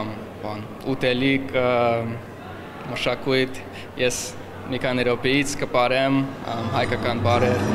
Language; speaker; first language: Armenian; non-native, learner; English